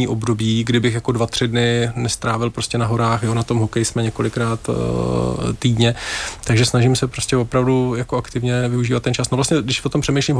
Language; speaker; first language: Czech; native; Czech